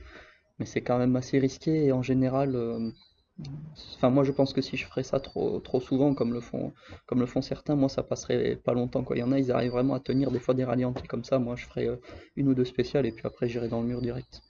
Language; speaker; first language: French; native; French